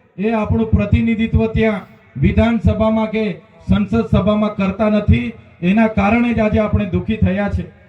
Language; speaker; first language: Gujarati; non-native, local second language; Bhili